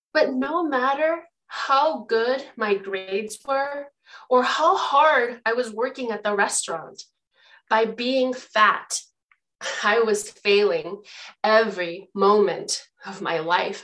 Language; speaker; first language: English; early bilingual, other home language; Chinese